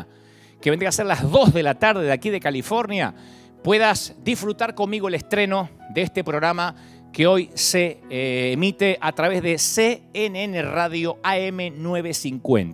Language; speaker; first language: Spanish; native; Spanish